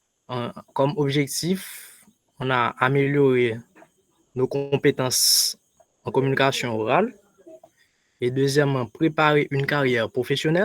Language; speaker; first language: French; non-native, local second language; Haitian Creole